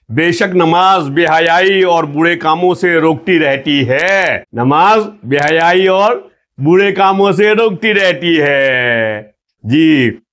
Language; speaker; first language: Hindi; non-native, local second language; Gujarati